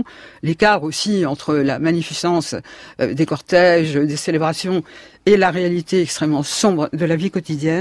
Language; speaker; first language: French; native; French